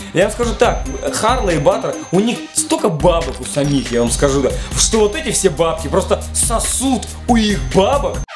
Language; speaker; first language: Russian; native; Russian